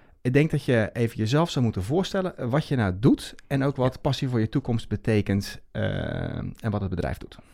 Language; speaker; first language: Dutch; native; Dutch